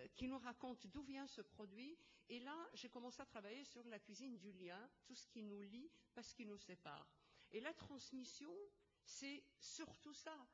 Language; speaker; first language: French; non-native, local second language; Arabic